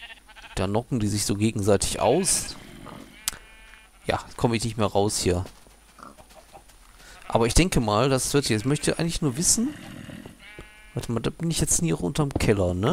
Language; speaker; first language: German; native; German